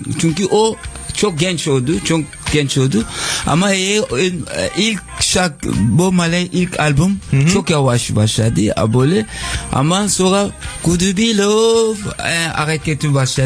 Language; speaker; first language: Turkish; non-native, learner; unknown